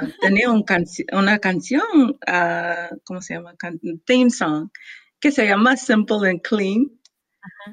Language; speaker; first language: Spanish; non-native, learner; English